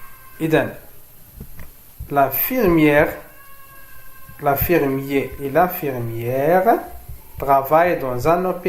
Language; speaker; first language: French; non-native, fluent; Arabic